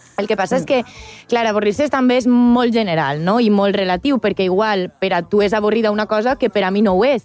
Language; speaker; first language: Catalan; native; Catalan